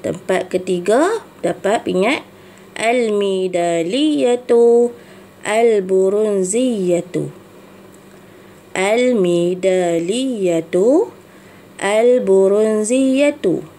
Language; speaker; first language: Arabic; non-native, fluent; Malay